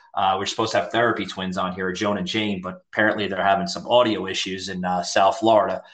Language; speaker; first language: English; native; English